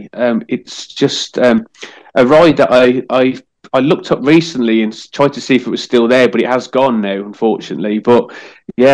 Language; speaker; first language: English; native; English